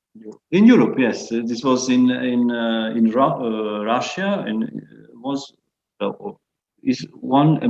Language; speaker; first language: English; non-native, fluent; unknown